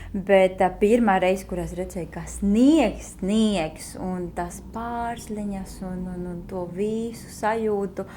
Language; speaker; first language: Latvian; non-native, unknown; Spanish